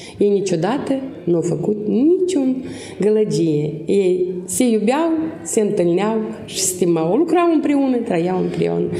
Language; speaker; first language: Romanian; non-native, local second language; Russian